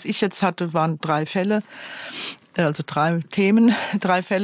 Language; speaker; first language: German; native; German